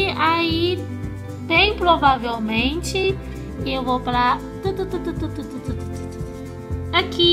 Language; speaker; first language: Portuguese; non-native, fluent; Chinese